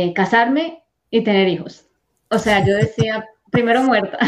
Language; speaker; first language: Spanish; native; Spanish